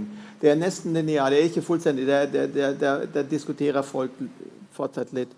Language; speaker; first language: Norwegian; non-native, fluent; German